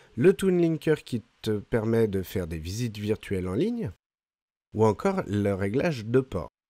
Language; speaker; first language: French; native; French